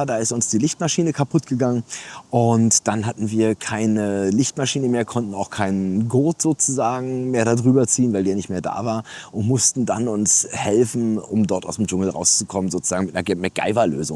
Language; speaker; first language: German; native; German